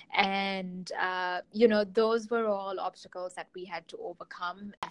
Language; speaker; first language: English; non-native, local second language; Sinhala